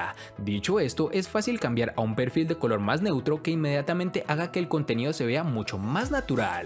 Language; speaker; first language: Spanish; native; Spanish